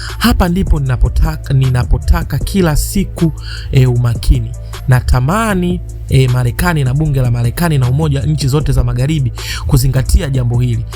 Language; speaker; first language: Swahili; native; Swahili